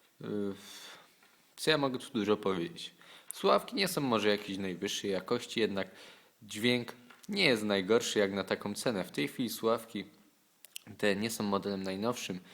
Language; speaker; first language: Polish; native; Polish